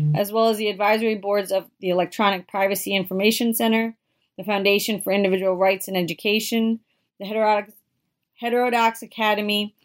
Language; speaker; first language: English; native; English